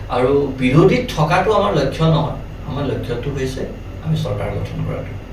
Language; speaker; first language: Assamese; non-native, local second language; Nepali